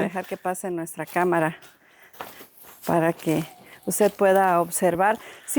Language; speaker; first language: Spanish; native; Spanish